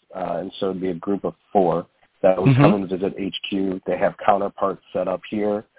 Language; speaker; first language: English; native; English